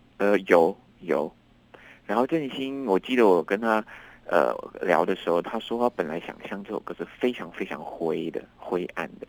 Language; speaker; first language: Chinese; native; Chinese